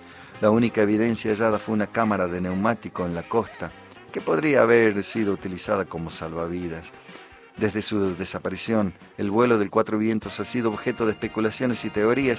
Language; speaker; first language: Spanish; native; Spanish